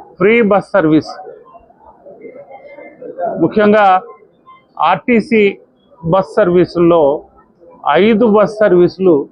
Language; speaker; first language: Telugu; native; Telugu